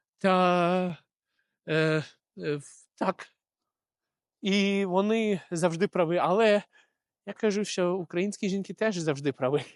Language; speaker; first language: Ukrainian; non-native, local second language; Russian